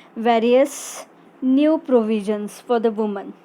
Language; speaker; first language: English; non-native, local second language; Marathi